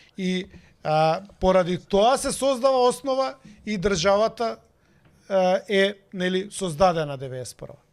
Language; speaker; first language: Macedonian; native; Macedonian